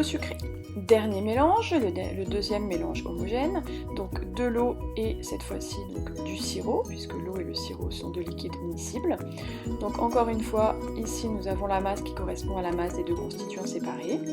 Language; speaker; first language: French; native; French